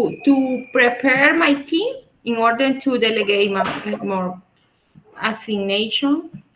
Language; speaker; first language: English; non-native, learner; Spanish